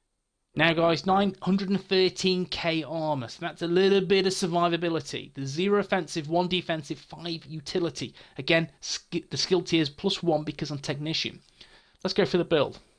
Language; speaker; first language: English; native; English